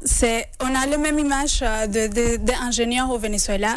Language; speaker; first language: French; non-native, fluent; Spanish